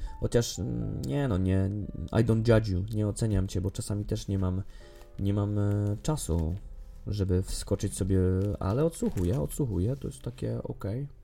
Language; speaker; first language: Polish; native; Polish